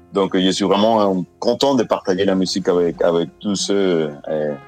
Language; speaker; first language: French; non-native, fluent; Spanish